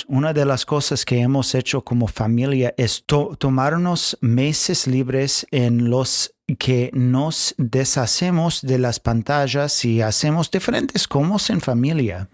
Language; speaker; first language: Spanish; non-native, fluent; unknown